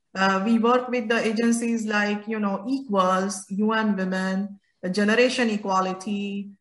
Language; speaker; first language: English; non-native, local second language; Gujarati